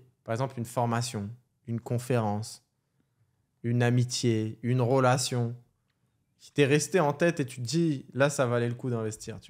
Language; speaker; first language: French; native; French